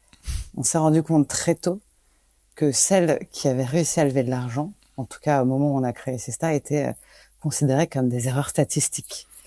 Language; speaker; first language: French; native; French